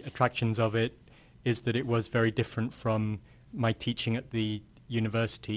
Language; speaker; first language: English; native; English